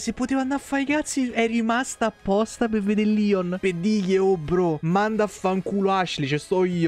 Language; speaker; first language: Italian; native; Italian